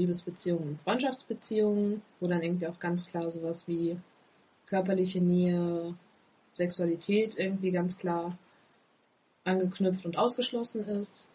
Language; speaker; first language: German; native; German